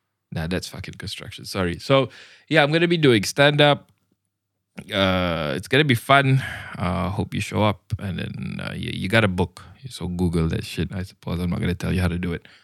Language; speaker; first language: English; non-native, local second language; Malay